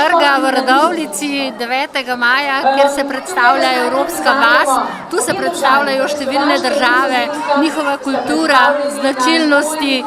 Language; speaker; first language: Slovenian; native; Slovenian